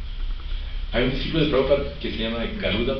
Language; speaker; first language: Spanish; non-native, fluent; French